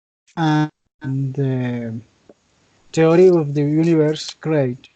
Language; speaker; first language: English; non-native, learner; Spanish